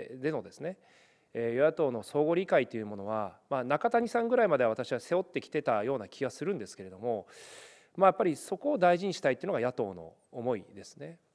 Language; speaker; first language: Japanese; native; Japanese